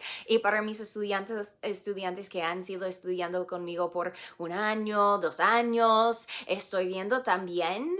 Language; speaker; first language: Spanish; non-native, fluent; English